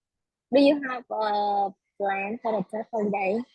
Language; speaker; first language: English; non-native, learner; Vietnamese